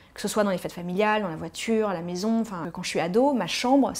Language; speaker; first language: French; native; French